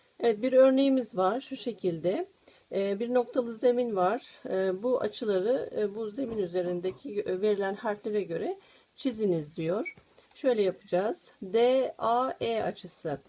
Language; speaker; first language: Turkish; native; Turkish